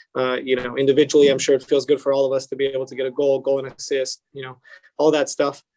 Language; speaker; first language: English; early bilingual, other home language; Spanish